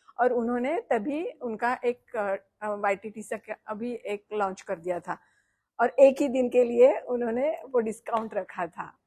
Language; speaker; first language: Hindi; non-native, local second language; Marathi